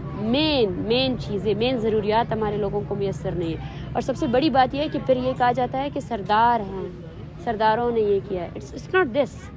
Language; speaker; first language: Urdu; non-native, local second language; Baluchi